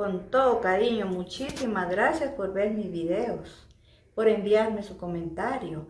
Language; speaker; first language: Spanish; native; Spanish